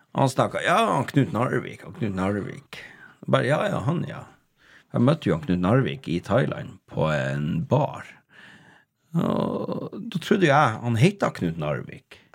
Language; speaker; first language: Norwegian; native; Norwegian